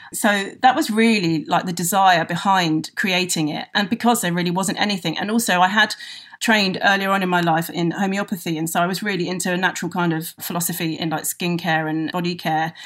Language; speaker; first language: English; native; English